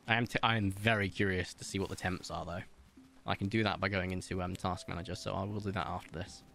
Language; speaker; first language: English; native; English